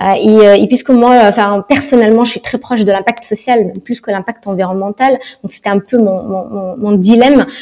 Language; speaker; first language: French; non-native, local second language; Arabic